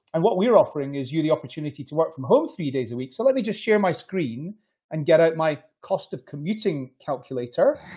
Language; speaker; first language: English; native; English